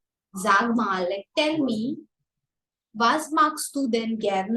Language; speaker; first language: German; non-native, fluent; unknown